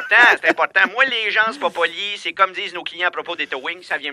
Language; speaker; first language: French; native; French